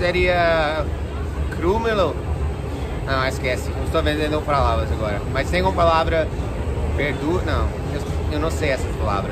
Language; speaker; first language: Portuguese; non-native, fluent; English